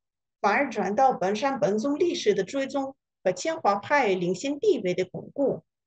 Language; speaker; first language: Chinese; non-native, fluent; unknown